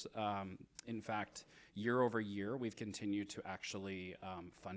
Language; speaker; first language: English; native; English